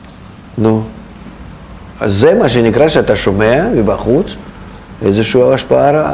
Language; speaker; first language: Hebrew; non-native, fluent; Russian